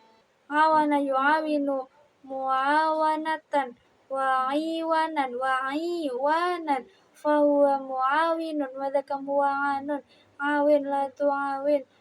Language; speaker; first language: Arabic; non-native, learner; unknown